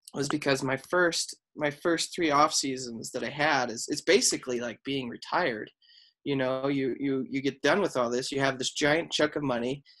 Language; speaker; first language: English; native; English